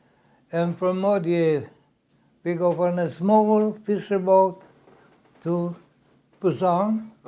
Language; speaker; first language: English; non-native, learner; Swedish